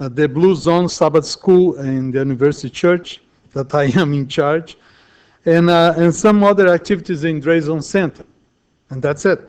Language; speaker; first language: English; non-native, fluent; Portuguese